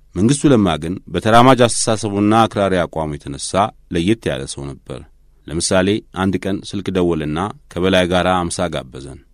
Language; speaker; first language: Amharic; native; Amharic